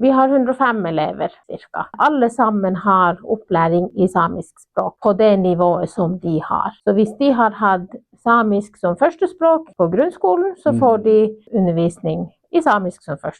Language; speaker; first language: Norwegian; non-native, local second language; Northern Sami